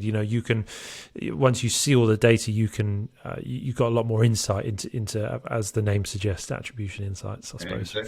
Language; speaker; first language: English; native; English